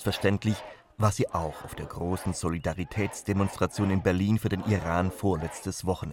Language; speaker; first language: German; native; German